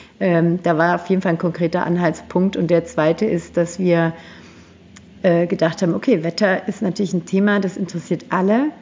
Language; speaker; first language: German; early bilingual, other home language; Turkish